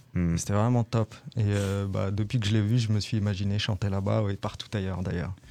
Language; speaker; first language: French; native; French